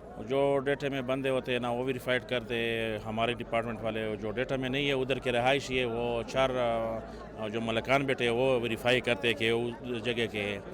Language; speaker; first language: Urdu; non-native, local second language; Pashto